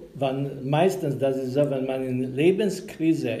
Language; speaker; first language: German; non-native, learner; Polish